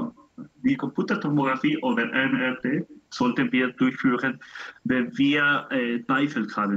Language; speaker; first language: German; non-native, learner; Spanish